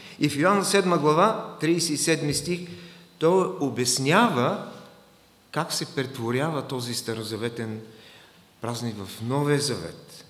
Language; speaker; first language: Bulgarian; non-native, fluent; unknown